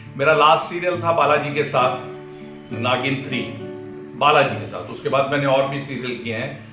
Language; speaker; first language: Hindi; native; Hindi